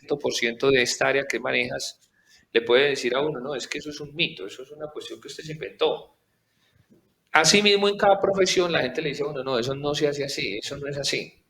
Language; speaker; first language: Spanish; native; Spanish